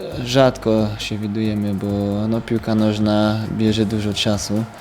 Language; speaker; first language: Polish; early bilingual, heritage; French